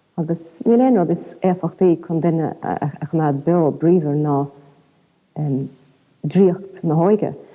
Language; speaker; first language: Irish; non-native, local second language; English